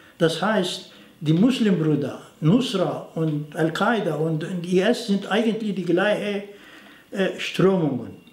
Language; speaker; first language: German; non-native, fluent; Turoyo